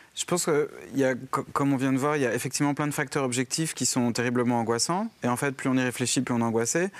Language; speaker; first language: French; native; French